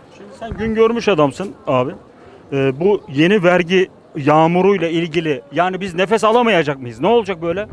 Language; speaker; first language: Turkish; native; Turkish